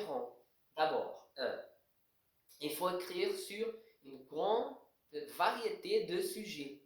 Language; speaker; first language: French; non-native, fluent; Portuguese